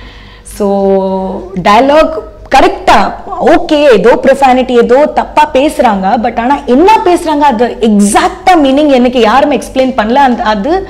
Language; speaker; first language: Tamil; non-native, fluent; Odia